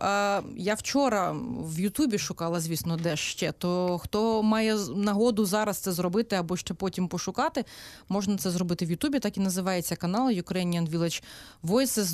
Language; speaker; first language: Ukrainian; native; Ukrainian